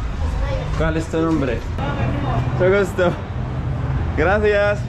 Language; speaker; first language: Spanish; non-native, learner; Arabic